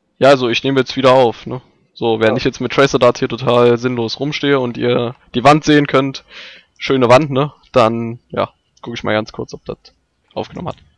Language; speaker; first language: German; native; German